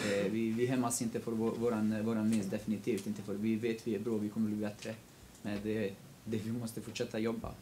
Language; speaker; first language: Swedish; non-native, local second language; Kurdish